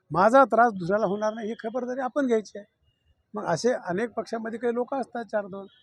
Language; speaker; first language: Marathi; native; Marathi